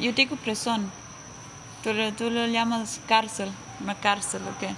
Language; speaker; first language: Spanish; non-native, fluent; Danish